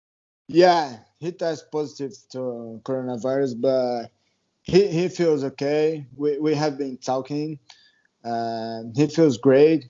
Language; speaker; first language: English; non-native, learner; Portuguese